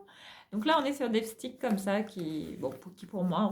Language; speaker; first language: French; native; French